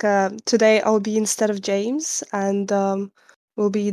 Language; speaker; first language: English; non-native, fluent; Ukrainian